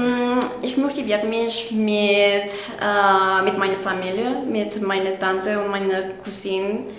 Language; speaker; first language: German; non-native, learner; Spanish